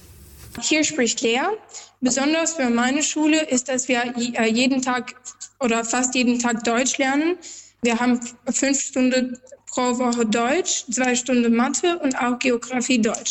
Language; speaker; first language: German; non-native, learner; Albanian